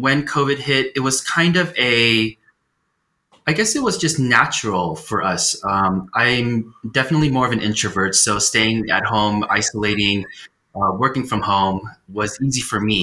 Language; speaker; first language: English; native; English